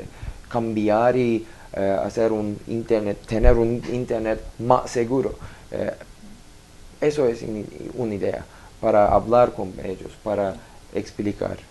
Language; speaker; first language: Spanish; non-native, learner; Turkish